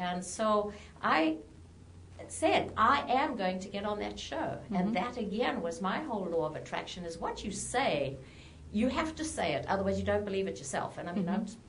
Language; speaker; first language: English; native; English